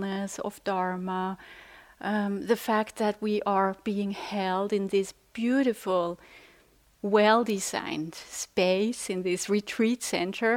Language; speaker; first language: English; non-native, fluent; Swiss German